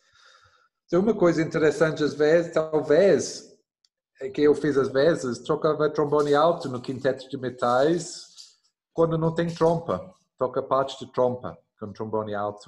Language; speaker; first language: Portuguese; non-native, learner; English